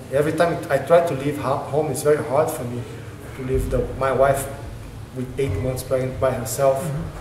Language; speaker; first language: English; non-native, learner; Portuguese